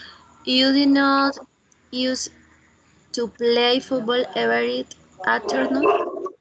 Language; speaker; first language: English; non-native, learner; Spanish